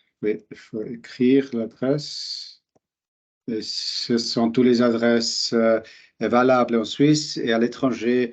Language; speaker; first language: French; non-native, local second language; German